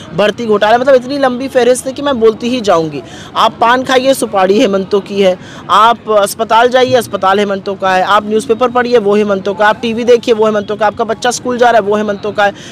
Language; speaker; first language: Hindi; native; Hindi